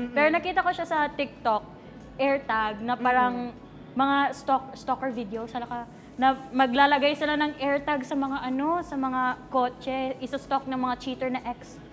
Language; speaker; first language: Filipino; non-native, local second language; Cebuano